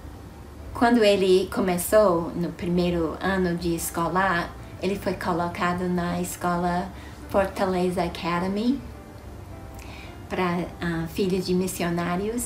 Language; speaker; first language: Portuguese; non-native, fluent; English